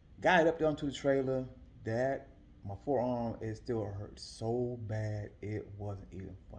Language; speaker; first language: English; native; English